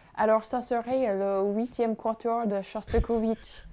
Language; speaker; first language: French; non-native, fluent; English